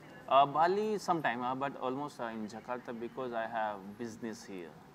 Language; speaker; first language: English; non-native, local second language; Hindi